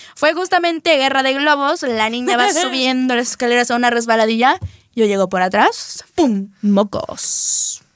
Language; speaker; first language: Spanish; native; Spanish